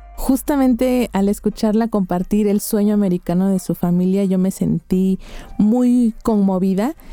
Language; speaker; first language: Spanish; native; Spanish